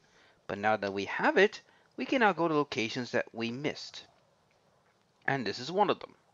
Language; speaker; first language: English; native; English